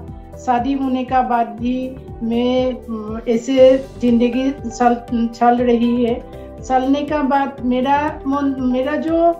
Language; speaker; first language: Hindi; non-native, local second language; Assamese